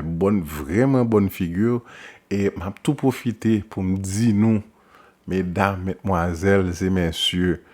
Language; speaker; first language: French; non-native, local second language; Haitian Creole